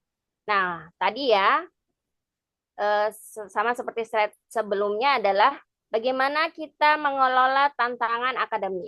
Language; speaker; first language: Indonesian; native; Indonesian